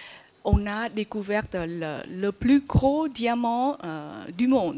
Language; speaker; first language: French; non-native, fluent; Vietnamese